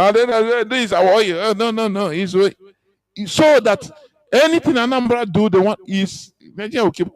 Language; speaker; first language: English; non-native, local second language; Igbo